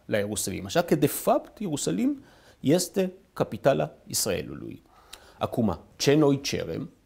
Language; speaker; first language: Romanian; non-native, fluent; Hebrew